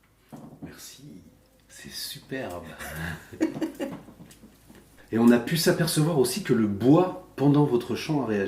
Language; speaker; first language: French; native; French